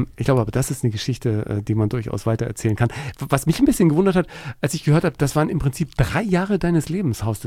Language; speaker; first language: German; native; German